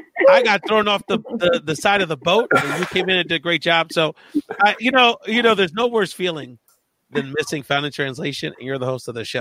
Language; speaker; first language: English; early bilingual, other home language; Spanish